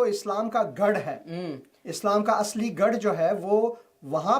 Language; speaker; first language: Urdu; non-native, fluent; Persian